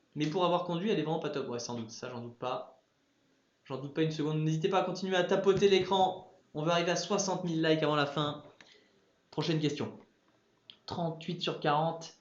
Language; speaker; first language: French; early bilingual, other home language; English